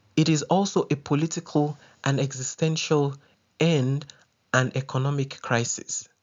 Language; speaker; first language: English; non-native, local second language; Yoruba